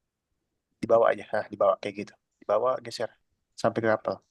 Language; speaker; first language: Indonesian; native; Indonesian